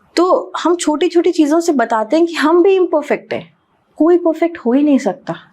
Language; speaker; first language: Hindi; non-native, local second language; Sindhi